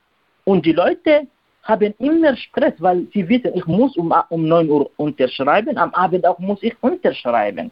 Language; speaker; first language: German; non-native, learner; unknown